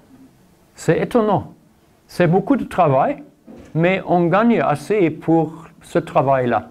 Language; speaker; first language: French; non-native, learner; German